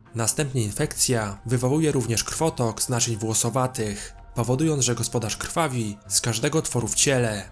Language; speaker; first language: Polish; native; Polish